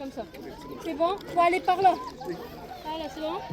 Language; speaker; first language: French; native; French